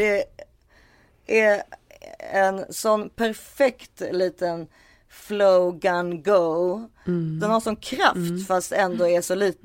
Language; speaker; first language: Swedish; native; Swedish